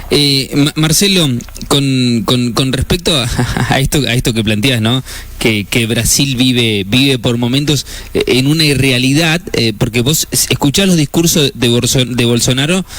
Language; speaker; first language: Spanish; native; Spanish